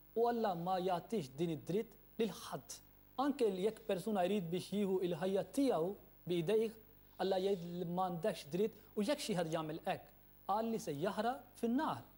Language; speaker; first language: Maltese; non-native, fluent; Urdu